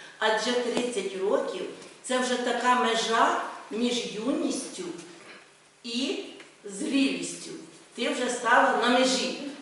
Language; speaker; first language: Ukrainian; native; Ukrainian